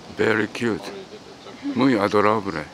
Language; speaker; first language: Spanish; non-native, learner; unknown